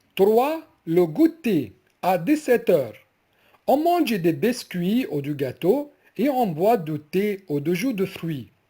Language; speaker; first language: French; non-native, fluent; Arabic